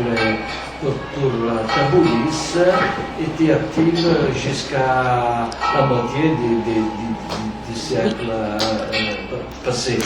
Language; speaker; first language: French; non-native, fluent; Italian